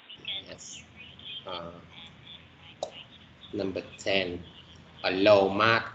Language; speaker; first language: English; non-native, learner; Vietnamese